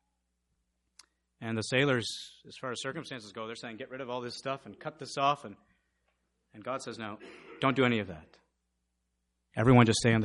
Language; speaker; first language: English; native; English